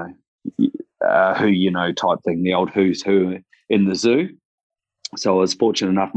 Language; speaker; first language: English; native; English